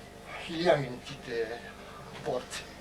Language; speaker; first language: French; non-native, fluent; Romanian